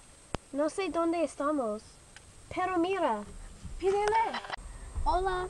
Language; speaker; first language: Spanish; non-native, learner; English